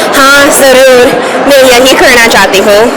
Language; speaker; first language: Hindi; early bilingual, heritage; Hindi